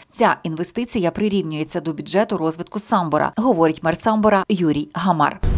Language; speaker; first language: Ukrainian; native; Ukrainian